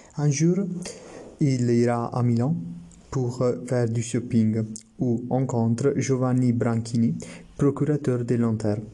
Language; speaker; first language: French; non-native, learner; Italian